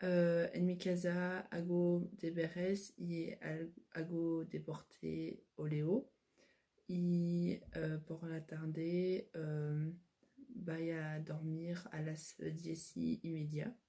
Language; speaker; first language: Spanish; non-native, learner; French